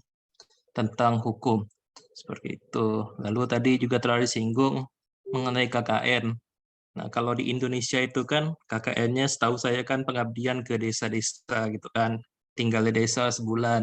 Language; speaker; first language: Indonesian; native; Indonesian